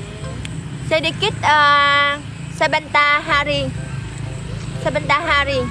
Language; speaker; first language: Indonesian; non-native, learner; Vietnamese